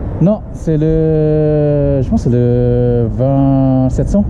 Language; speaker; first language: French; non-native, learner; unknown